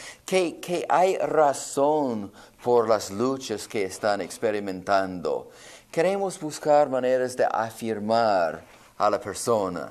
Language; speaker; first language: Spanish; non-native, fluent; English